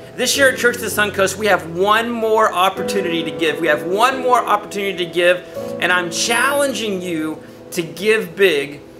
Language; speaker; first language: English; native; English